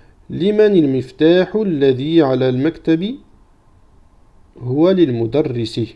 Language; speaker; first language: Arabic; non-native, fluent; French